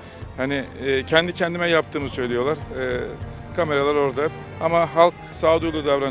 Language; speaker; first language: Turkish; native; Turkish